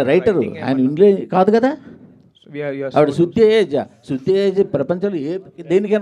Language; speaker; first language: Telugu; native; Telugu